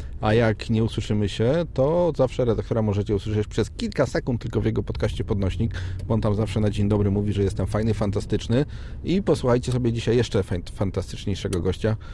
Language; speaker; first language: Polish; native; Polish